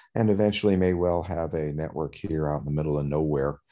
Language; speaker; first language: English; native; English